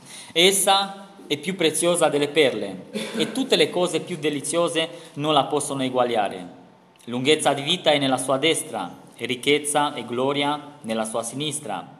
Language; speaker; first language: Italian; non-native, fluent; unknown